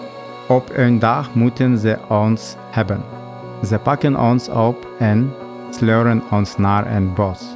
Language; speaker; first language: Dutch; non-native, learner; Russian